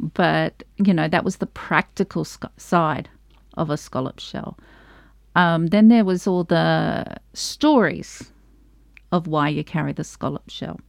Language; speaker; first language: English; native; English